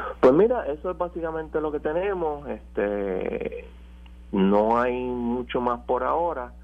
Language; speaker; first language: Spanish; native; Spanish